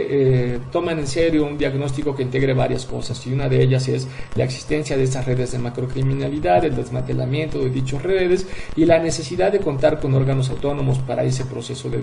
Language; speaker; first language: Spanish; native; Spanish